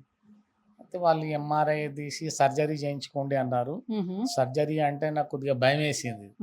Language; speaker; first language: Telugu; native; Telugu